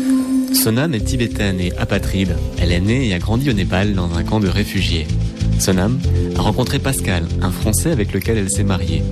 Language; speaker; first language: French; native; French